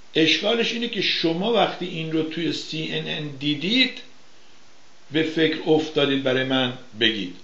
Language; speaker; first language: Persian; native; Persian